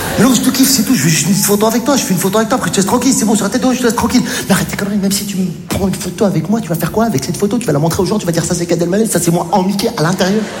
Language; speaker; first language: French; native; French